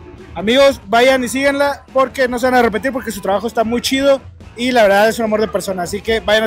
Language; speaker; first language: Spanish; native; Spanish